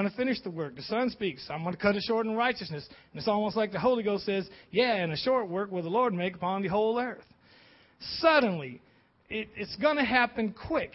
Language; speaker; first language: English; native; English